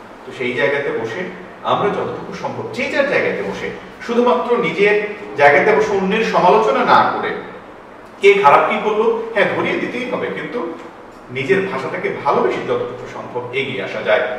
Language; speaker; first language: Bangla; native; Bangla